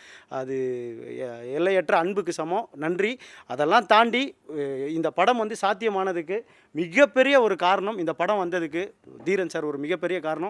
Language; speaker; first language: Tamil; native; Tamil